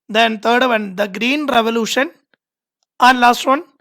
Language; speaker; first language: English; non-native, local second language; Malayalam